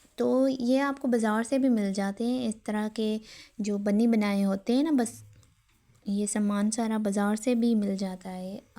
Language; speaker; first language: Urdu; non-native, local second language; Sindhi